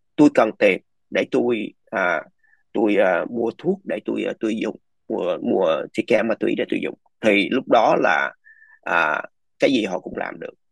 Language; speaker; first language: Vietnamese; early bilingual, other home language; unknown